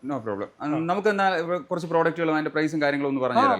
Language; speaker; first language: Malayalam; native; Malayalam